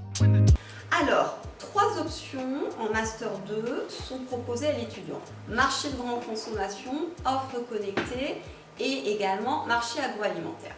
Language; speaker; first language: French; native; French